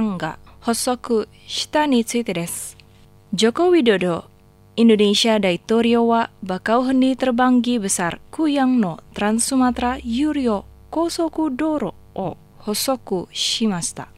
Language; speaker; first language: Japanese; non-native, fluent; Indonesian